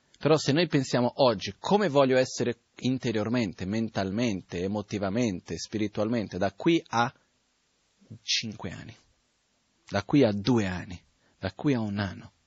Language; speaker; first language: Italian; non-native, fluent; Portuguese